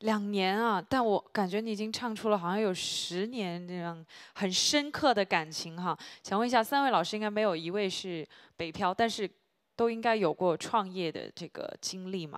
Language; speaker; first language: Chinese; native; Chinese